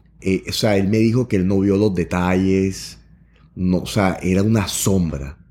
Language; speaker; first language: Spanish; native; Spanish